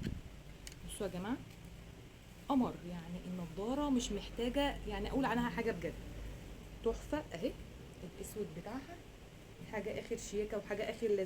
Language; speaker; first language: Arabic; native; Arabic